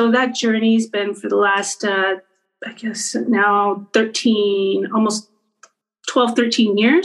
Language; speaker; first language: English; native; English